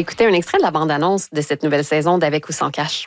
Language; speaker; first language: French; native; French